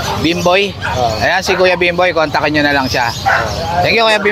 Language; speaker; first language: Filipino; native; Filipino